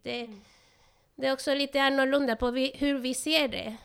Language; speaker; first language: Swedish; non-native, fluent; Spanish